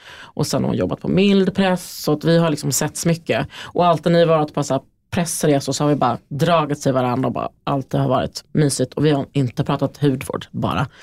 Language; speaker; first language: Swedish; native; Swedish